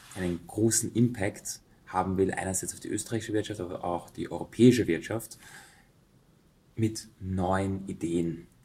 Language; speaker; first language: German; native; German